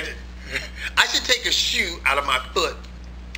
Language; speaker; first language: English; native; English